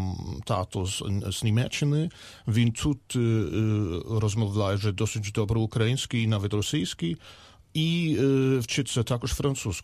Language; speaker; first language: Ukrainian; non-native, learner; German